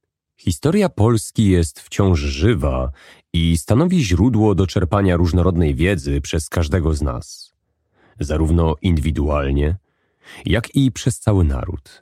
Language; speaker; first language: Polish; native; Polish